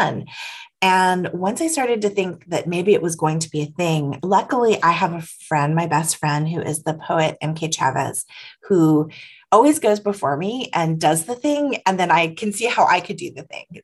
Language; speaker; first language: English; native; English